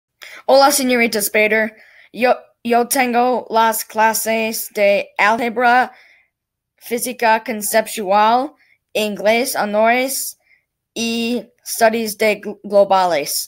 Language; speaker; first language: Spanish; non-native, learner; English